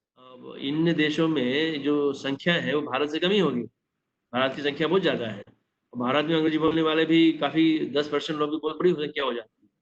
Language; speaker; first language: Hindi; non-native, local second language; Maithili